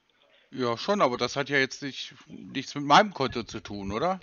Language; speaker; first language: German; native; German